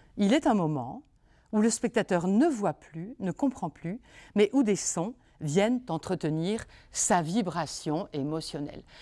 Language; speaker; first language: French; native; French